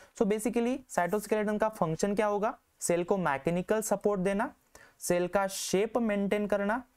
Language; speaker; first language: Hindi; non-native, local second language; Marathi